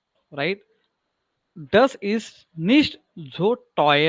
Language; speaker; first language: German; non-native, learner; Marathi